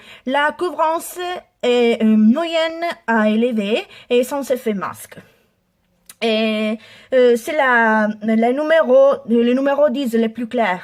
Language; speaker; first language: French; non-native, learner; Italian